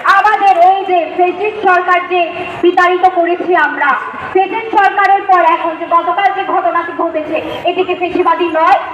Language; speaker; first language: Bangla; non-native, local second language; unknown